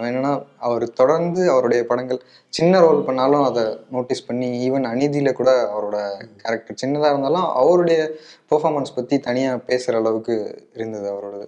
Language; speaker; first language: Tamil; native; Tamil